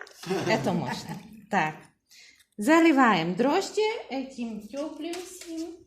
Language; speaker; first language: Russian; non-native, learner; Czech